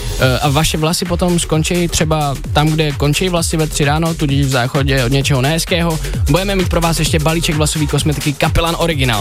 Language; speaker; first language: Czech; native; Czech